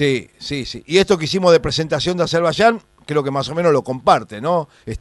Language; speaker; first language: Spanish; native; Spanish